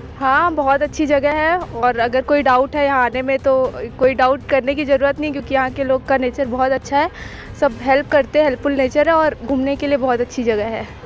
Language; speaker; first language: Hindi; native; Hindi